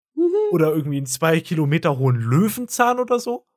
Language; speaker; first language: German; native; German